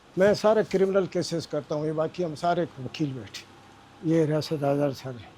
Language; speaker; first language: Urdu; non-native, local second language; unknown